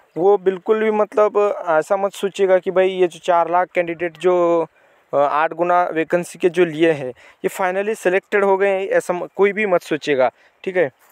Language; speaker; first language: Hindi; non-native, local second language; Marathi